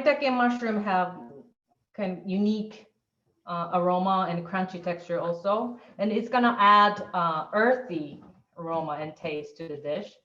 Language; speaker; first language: English; non-native, fluent; Japanese